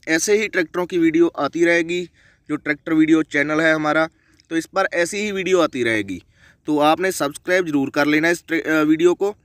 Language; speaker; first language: Hindi; non-native, local second language; Punjabi